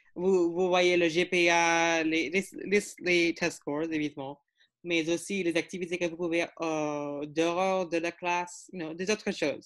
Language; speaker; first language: French; non-native, learner; English